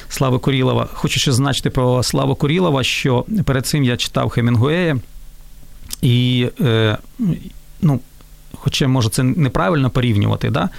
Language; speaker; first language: Ukrainian; non-native, local second language; Russian